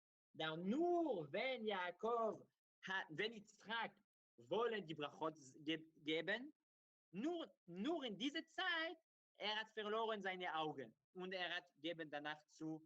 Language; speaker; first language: German; non-native, learner; Hebrew